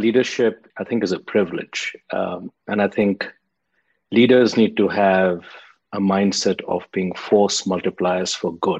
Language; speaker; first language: English; non-native, local second language; Hindi